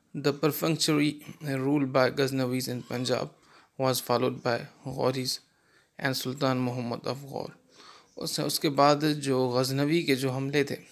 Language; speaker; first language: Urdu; non-native, local second language; Sindhi